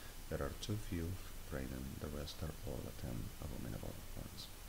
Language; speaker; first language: English; non-native, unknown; Spanish